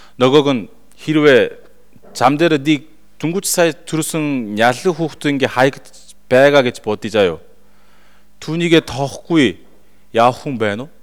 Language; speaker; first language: Mongolian; non-native, fluent; Korean